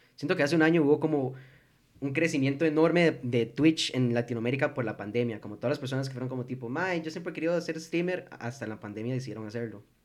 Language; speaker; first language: Spanish; early bilingual, heritage; English